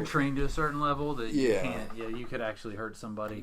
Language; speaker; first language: English; native; English